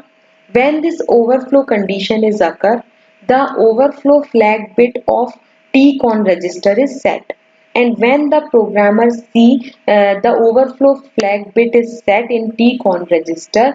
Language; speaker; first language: English; non-native, local second language; Hindi